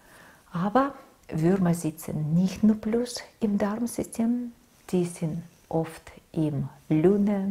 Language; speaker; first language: German; non-native, fluent; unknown